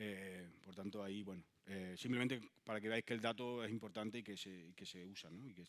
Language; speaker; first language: Spanish; native; Spanish